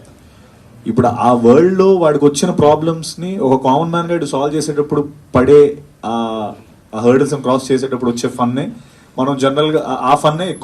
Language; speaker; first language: Telugu; native; Telugu